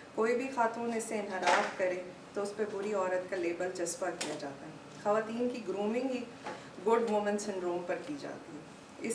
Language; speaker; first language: Urdu; native; Urdu